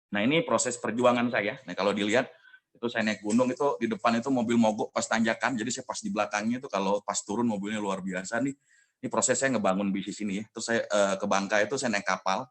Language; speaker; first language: Indonesian; native; Indonesian